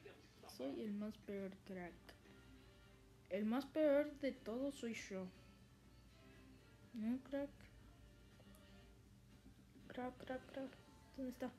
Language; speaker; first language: Spanish; early bilingual, other home language; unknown